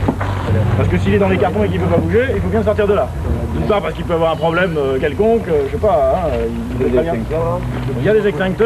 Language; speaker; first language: French; native; French